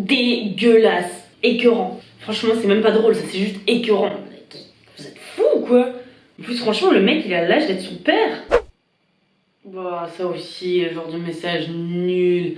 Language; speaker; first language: French; native; French